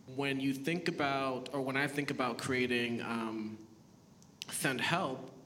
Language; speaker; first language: English; early bilingual, other home language; Haitian Creole